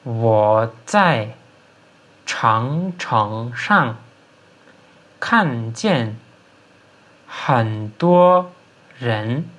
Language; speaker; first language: Chinese; non-native, fluent; Turkmen